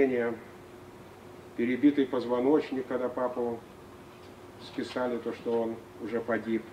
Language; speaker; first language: Russian; native; Russian